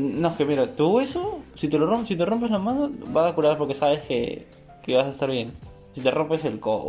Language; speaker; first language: Spanish; native; Spanish